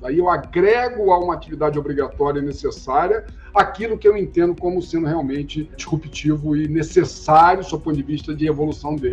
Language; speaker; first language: Portuguese; native; Portuguese